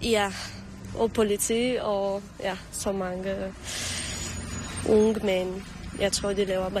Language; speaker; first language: Danish; early bilingual, other home language; Romanian